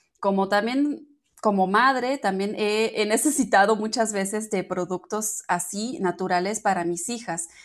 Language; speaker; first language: Spanish; non-native, fluent; German